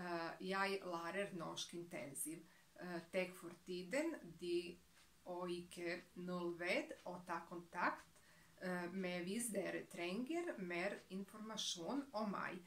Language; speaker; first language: Norwegian; non-native, learner; Serbian